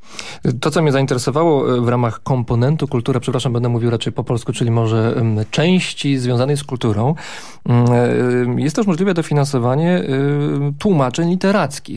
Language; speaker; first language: Polish; native; Polish